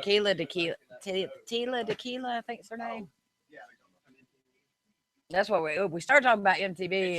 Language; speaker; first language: English; native; English